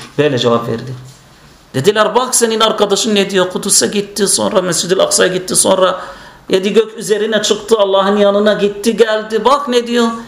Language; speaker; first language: Turkish; non-native, fluent; Arabic